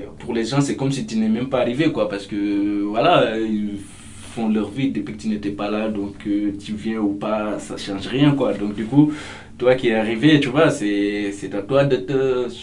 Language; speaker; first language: French; non-native, local second language; Fula